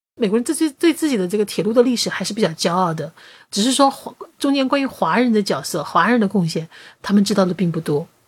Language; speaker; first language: Chinese; native; Chinese